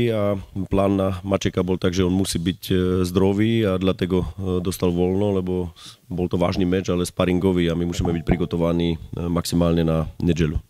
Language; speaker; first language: Polish; non-native, learner; Slovak